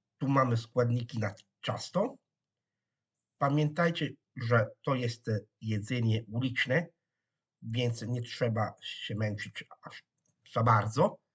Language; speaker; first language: Polish; non-native, fluent; Italian